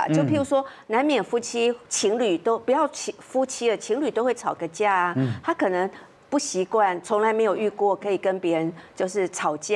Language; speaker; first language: Chinese; native; Chinese